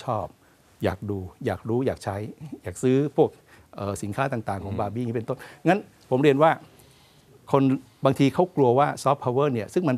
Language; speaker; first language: Thai; native; Thai